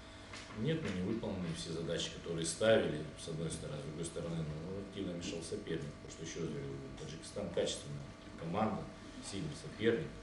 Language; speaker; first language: Russian; native; Russian